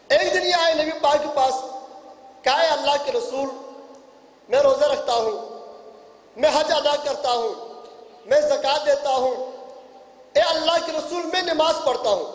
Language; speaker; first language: Urdu; non-native, local second language; Punjabi